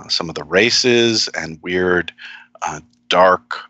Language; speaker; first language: English; native; English